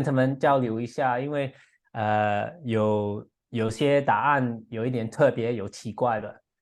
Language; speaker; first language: Chinese; non-native, fluent; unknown